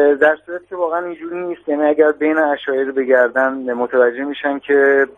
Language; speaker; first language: Persian; native; Persian